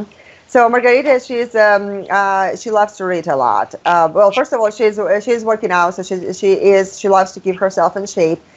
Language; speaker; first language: English; non-native, fluent; Russian